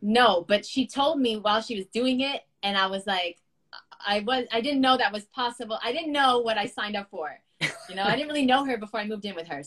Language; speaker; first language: English; native; English